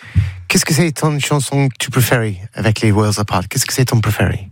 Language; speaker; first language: French; non-native, learner; English